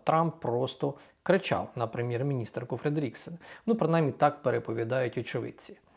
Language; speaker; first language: Ukrainian; native; Ukrainian